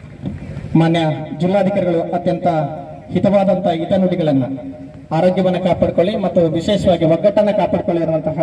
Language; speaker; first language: Kannada; native; Kannada